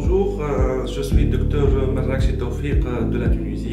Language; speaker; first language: French; non-native, local second language; Arabic